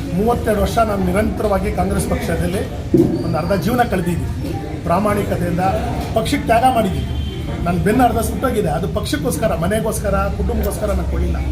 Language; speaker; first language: Kannada; non-native, local second language; Tamil